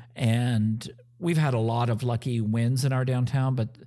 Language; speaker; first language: English; native; English